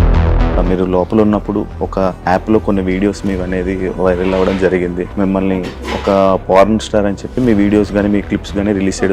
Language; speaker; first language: Telugu; native; Telugu